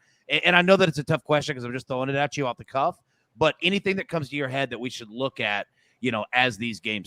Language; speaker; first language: English; native; English